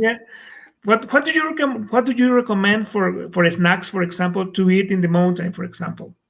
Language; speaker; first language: English; non-native, fluent; Spanish